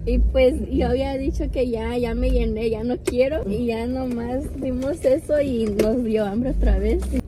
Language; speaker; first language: Spanish; early bilingual, heritage; Spanish